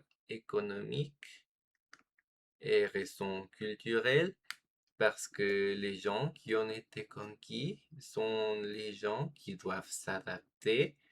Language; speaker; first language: French; non-native, fluent; Spanish